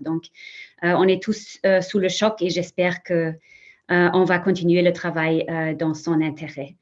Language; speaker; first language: French; non-native, fluent; German